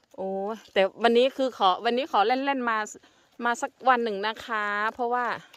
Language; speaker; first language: Thai; non-native, local second language; Northeastern Thai